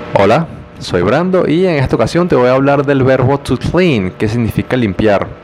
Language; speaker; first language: Spanish; native; Spanish